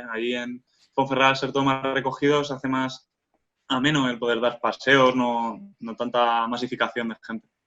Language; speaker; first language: Spanish; non-native, local second language; Catalan